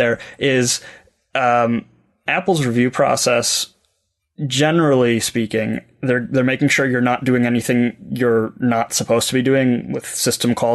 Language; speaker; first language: English; native; English